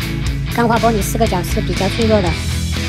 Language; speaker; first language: Chinese; native; Chinese